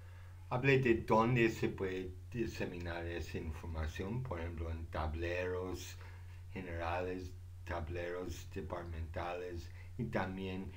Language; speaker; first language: Spanish; non-native, fluent; English